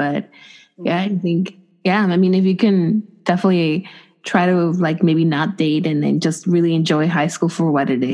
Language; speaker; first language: English; non-native, fluent; Spanish